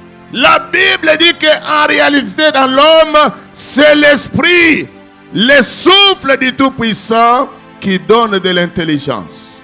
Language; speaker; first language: French; non-native, local second language; Lingala